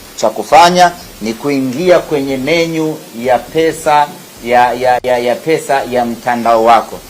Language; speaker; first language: Swahili; native; Swahili